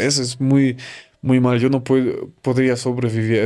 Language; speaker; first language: Spanish; non-native, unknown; German